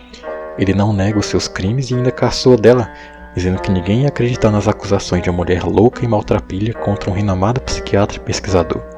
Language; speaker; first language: Portuguese; native; Portuguese